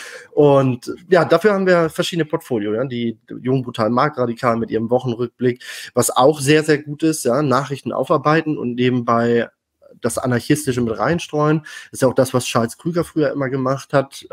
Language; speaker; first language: German; native; German